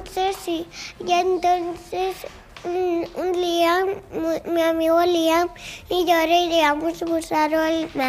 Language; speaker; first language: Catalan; non-native, local second language; Spanish